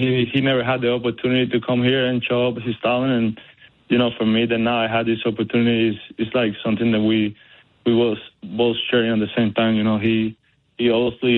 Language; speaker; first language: English; non-native, fluent; Spanish